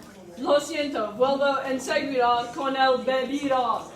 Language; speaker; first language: Spanish; non-native, learner; English